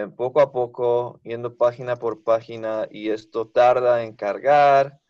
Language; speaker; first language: Spanish; non-native, fluent; English